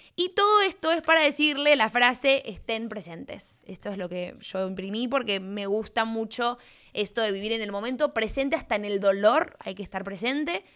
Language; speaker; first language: Spanish; native; Spanish